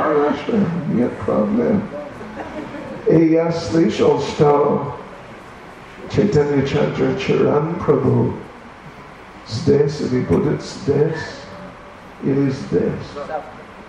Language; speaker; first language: Russian; non-native, learner; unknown